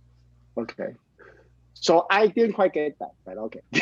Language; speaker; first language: English; non-native, fluent; Chinese